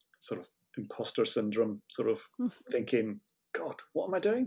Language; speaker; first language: English; native; English